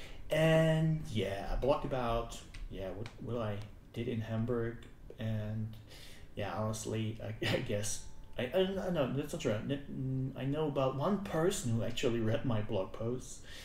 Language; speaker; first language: English; non-native, fluent; German